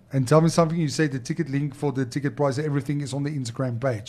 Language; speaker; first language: English; non-native, local second language; Afrikaans